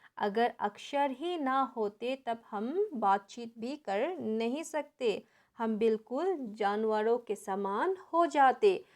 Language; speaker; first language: Hindi; non-native, local second language; Nepali